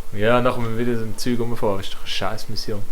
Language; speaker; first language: German; native; German